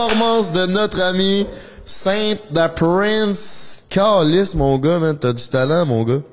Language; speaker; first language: French; native; French